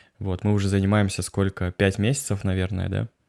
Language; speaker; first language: Russian; native; Russian